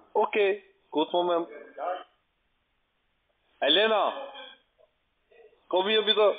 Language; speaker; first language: German; non-native, learner; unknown